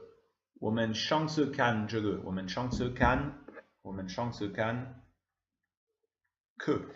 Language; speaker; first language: Chinese; non-native, learner; French